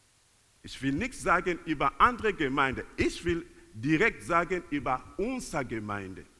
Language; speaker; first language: German; non-native, learner; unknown